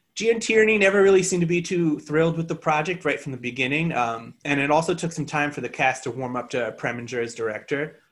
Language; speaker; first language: English; native; English